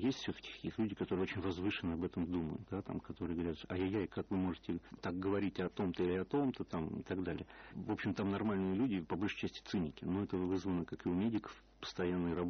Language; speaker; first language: Russian; native; Russian